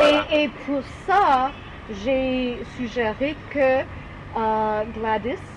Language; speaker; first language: French; non-native, learner; English